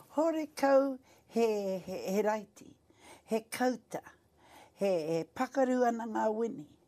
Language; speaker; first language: Māori; native; Māori